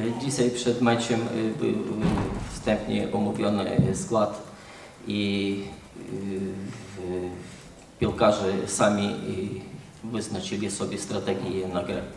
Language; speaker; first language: Polish; non-native, learner; Ukrainian